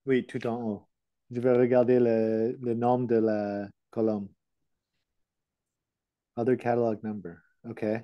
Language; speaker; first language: French; non-native, learner; English